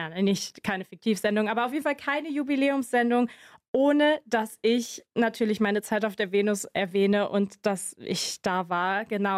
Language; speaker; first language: German; native; German